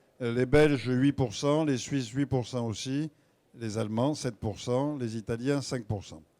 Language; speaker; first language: French; native; French